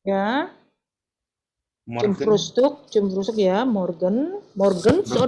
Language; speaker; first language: German; non-native, fluent; Indonesian